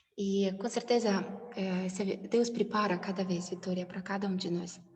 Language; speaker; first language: Portuguese; non-native, learner; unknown